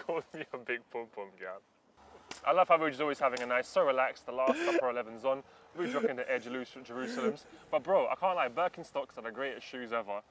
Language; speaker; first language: English; early bilingual, other home language; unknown